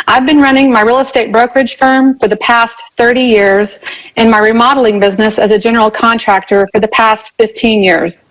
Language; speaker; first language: English; native; English